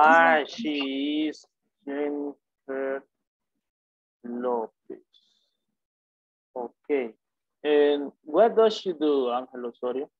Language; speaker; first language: English; non-native, fluent; Spanish